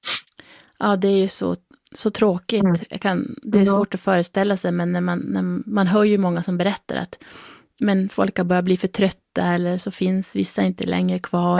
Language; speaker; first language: Swedish; native; Swedish